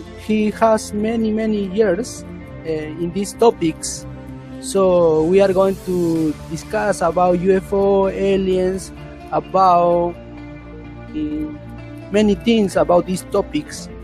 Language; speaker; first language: English; non-native, learner; Spanish